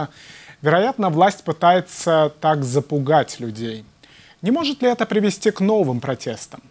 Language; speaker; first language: Russian; native; Russian